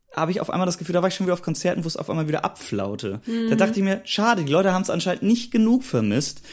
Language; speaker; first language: German; native; German